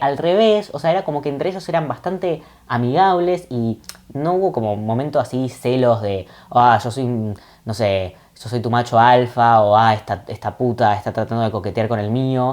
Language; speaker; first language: Spanish; native; Spanish